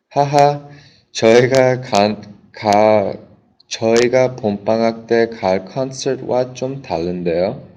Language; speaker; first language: Korean; non-native, learner; English